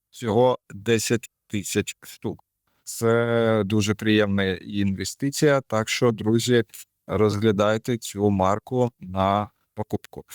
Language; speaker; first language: Ukrainian; native; Ukrainian